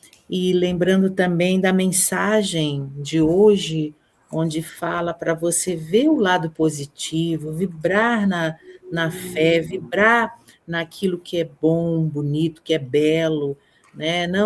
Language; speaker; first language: Portuguese; native; Portuguese